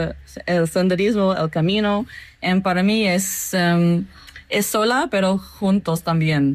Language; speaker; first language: Spanish; non-native, fluent; English